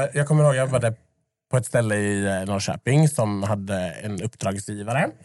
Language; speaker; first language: Swedish; early bilingual, other home language; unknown